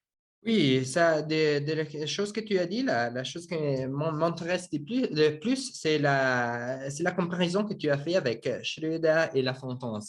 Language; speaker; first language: French; non-native, learner; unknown